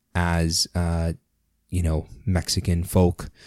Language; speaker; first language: English; early bilingual, other home language; Spanish